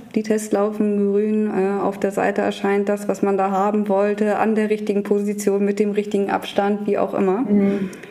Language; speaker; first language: German; native; German